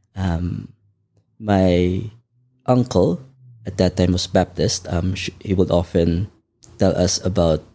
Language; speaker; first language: English; non-native, local second language; Filipino